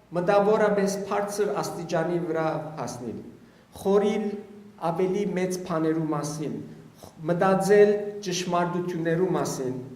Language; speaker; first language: Armenian; early bilingual, heritage; Armenian